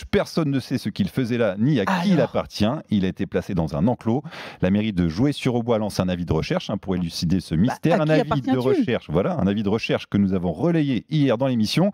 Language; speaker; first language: French; native; French